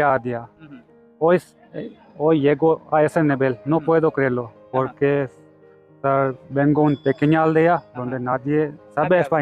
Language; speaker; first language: Spanish; non-native, learner; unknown